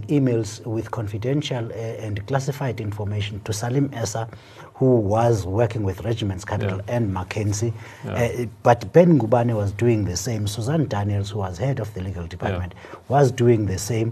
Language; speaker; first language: English; non-native, local second language; Xhosa